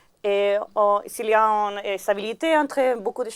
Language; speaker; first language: French; non-native, learner; Spanish